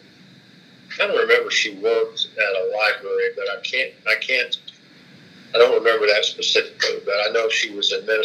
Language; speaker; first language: English; native; English